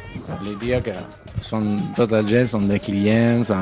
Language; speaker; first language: Catalan; non-native, learner; Arabic